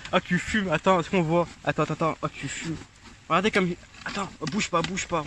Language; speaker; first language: French; native; French